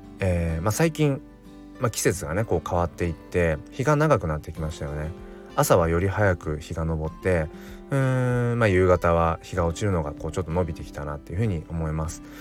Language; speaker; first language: Japanese; native; Japanese